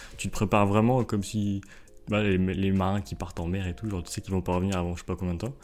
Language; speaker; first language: French; native; French